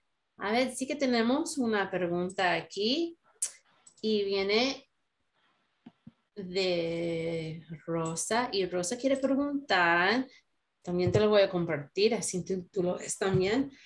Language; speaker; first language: Spanish; non-native, learner; English